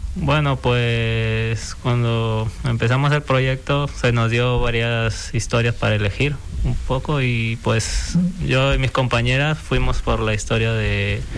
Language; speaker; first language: Spanish; native; Spanish